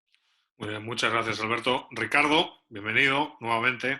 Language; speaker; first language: Spanish; native; Spanish